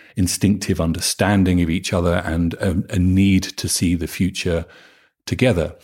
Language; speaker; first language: English; native; English